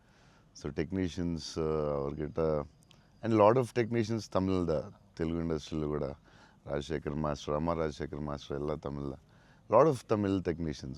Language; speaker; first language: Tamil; non-native, local second language; Telugu